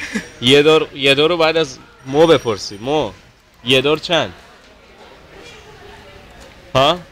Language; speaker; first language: Persian; non-native, learner; Chinese